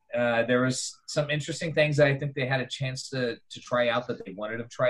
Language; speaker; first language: English; native; English